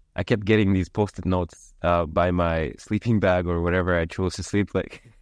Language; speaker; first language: English; early bilingual, heritage; Lithuanian